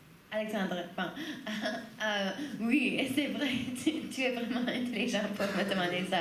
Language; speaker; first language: French; non-native, learner; English